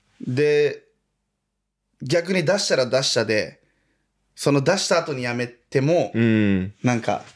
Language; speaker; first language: Japanese; early bilingual, other home language; Portuguese